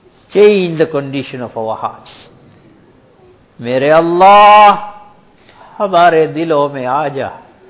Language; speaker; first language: English; native; English